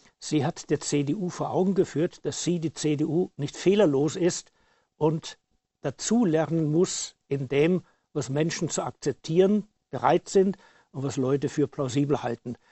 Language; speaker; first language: German; native; German